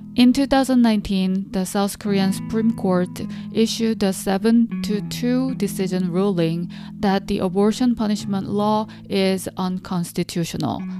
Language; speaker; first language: English; non-native, fluent; Korean